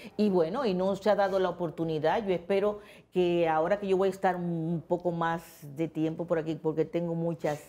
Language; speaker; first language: Spanish; native; Spanish